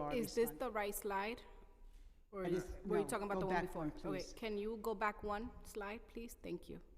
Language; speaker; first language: English; non-native, fluent; Spanish